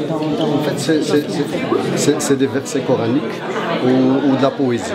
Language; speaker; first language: French; non-native, local second language; Arabic